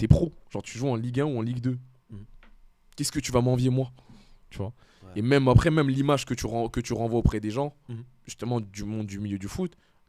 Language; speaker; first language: French; native; French